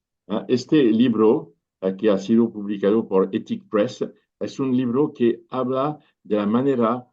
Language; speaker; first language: Spanish; non-native, fluent; French